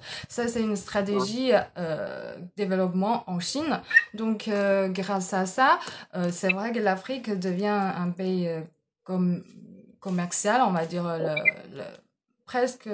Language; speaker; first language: French; non-native, fluent; Chinese